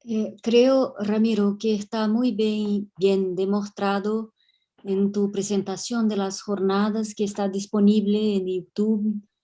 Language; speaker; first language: Spanish; non-native, fluent; Portuguese